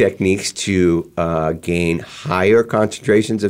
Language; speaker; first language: English; native; English